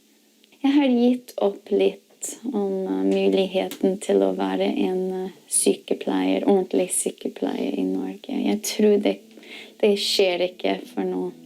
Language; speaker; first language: Norwegian; non-native, learner; English